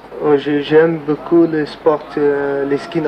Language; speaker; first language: French; non-native, learner; Portuguese